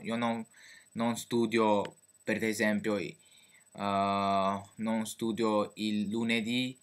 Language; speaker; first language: Italian; non-native, fluent; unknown